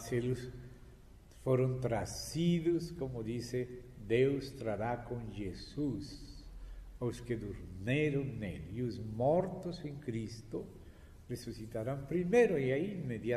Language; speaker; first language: Portuguese; non-native, fluent; Spanish